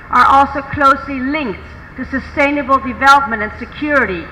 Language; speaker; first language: English; non-native, fluent; Dutch